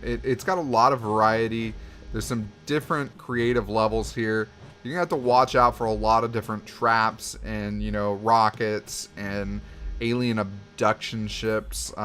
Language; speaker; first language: English; native; English